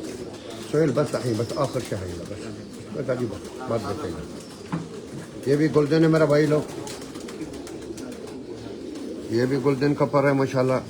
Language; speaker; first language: Hindi; non-native, learner; Arabic